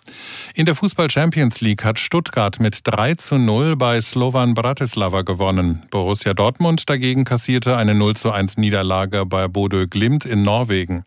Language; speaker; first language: German; native; German